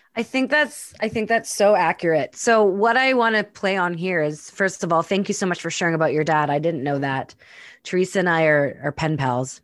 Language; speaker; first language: English; native; English